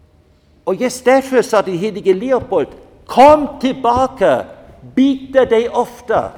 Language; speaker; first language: Swedish; non-native, fluent; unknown